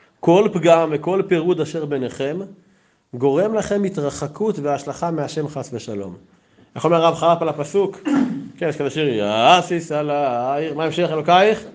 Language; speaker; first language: Hebrew; native; Hebrew